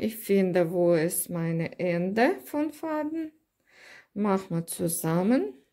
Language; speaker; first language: German; non-native, learner; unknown